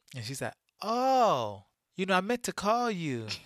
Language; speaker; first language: English; early bilingual, other home language; Haitian Creole